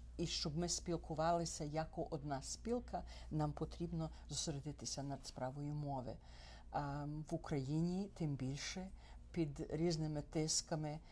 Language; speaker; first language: Ukrainian; early bilingual, heritage; Ukrainian